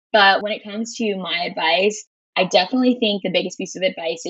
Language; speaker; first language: English; native; English